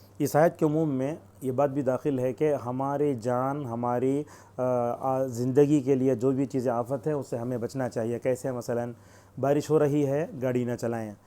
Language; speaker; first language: Urdu; native; Urdu